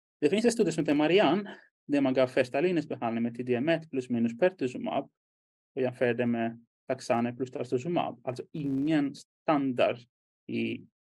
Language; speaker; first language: Swedish; non-native, fluent; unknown